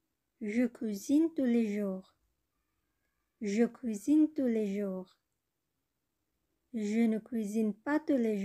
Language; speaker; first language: French; non-native, learner; Bangla